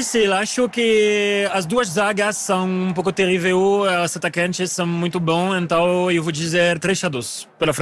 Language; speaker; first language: Portuguese; non-native, fluent; French